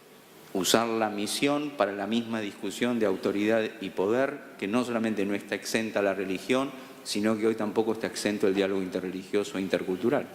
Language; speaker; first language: Spanish; native; Spanish